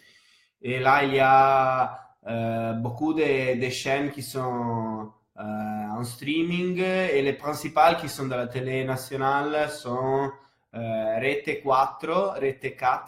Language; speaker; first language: French; non-native, fluent; Italian